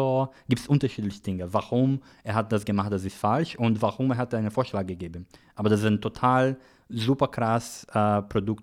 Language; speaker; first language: German; non-native, learner; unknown